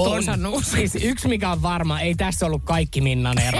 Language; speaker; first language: Finnish; native; Finnish